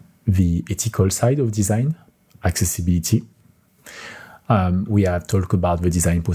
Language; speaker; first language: English; non-native, fluent; French